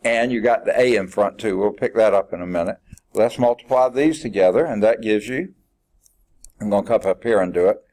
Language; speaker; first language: English; native; English